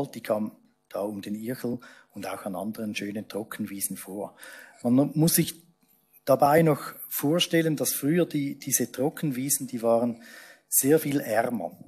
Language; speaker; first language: German; native; German